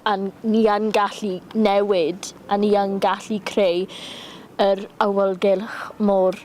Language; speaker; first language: Welsh; non-native, local second language; English